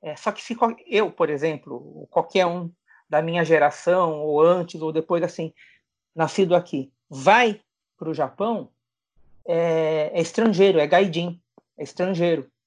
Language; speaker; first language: Portuguese; native; Portuguese